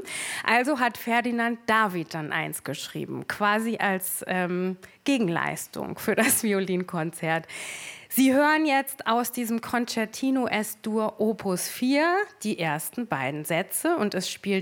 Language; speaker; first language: German; native; German